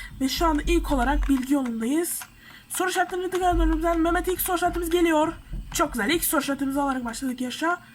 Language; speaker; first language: Turkish; native; Turkish